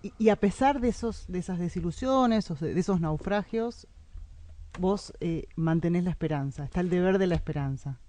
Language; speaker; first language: Spanish; native; Spanish